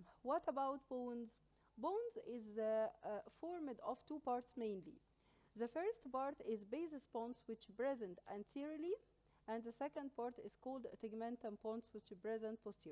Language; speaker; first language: English; non-native, local second language; Arabic